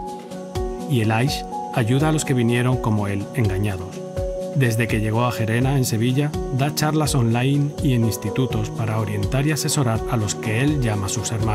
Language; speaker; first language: Spanish; native; Spanish